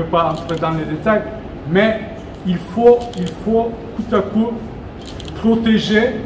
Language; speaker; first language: French; non-native, local second language; Turkish